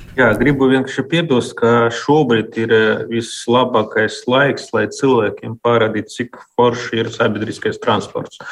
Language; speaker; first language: Latvian; non-native, local second language; Russian